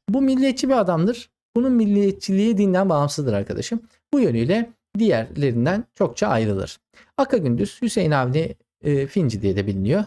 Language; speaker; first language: Turkish; native; Turkish